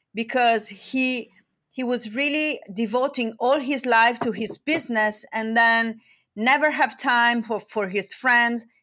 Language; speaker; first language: English; non-native, fluent; Italian